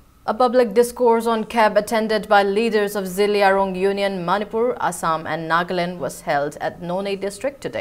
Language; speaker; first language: English; non-native, local second language; Manipuri